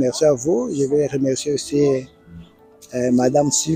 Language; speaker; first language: French; non-native, learner; Portuguese